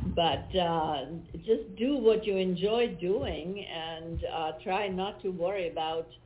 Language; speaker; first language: English; non-native, fluent; Czech